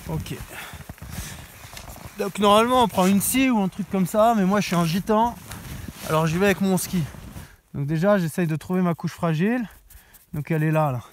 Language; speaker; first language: French; native; French